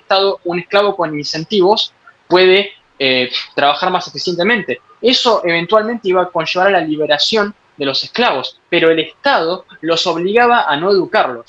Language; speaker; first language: Spanish; native; Spanish